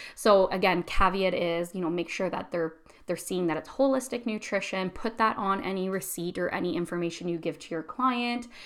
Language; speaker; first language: English; native; English